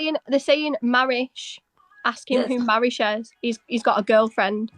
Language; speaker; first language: English; native; English